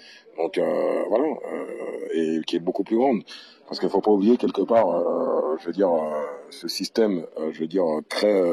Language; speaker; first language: French; native; French